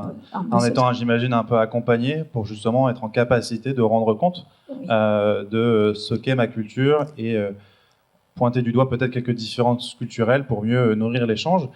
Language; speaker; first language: French; native; French